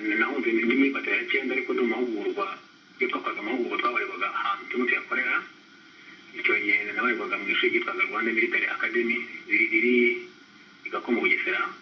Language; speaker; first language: Kinyarwanda; early bilingual, heritage; Kinyarwanda